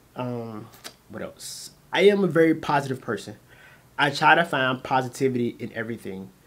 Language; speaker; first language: English; native; English